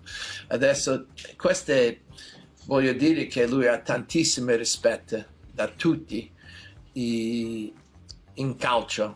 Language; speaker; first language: Italian; non-native, learner; English